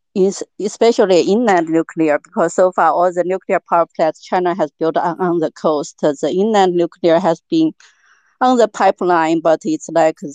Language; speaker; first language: English; non-native, fluent; Chinese